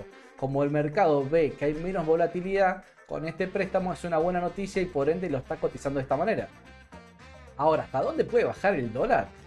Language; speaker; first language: Spanish; native; Spanish